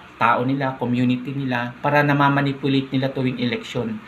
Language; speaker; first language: Filipino; native; Filipino